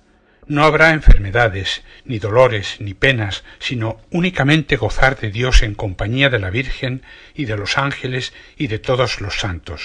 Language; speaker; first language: Spanish; native; Spanish